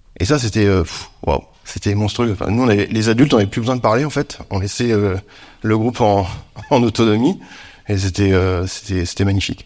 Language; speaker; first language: French; native; French